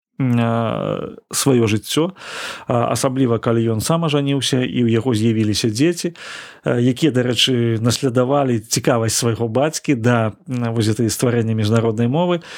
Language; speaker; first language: Belarusian; non-native, local second language; Russian